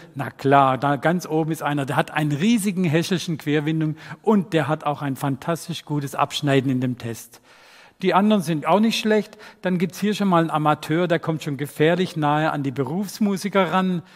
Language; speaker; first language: German; native; German